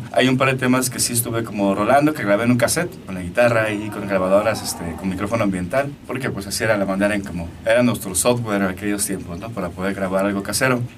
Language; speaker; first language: Spanish; native; Spanish